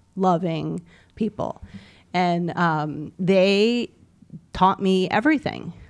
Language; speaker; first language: English; native; English